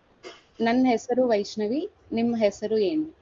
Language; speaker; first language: Kannada; non-native, learner; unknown